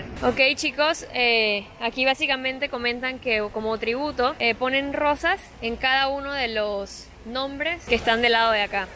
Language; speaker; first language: Spanish; native; Spanish